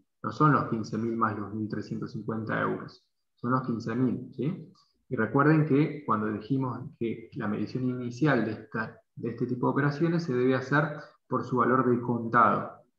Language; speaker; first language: Spanish; native; Spanish